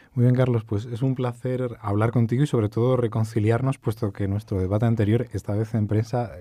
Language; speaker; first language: Spanish; native; Spanish